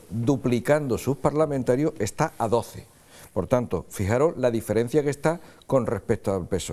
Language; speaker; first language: Spanish; native; Spanish